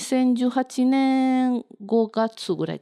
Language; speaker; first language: Japanese; non-native, learner; Spanish